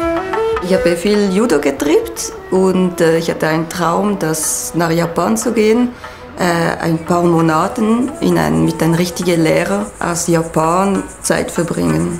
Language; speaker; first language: German; non-native, local second language; French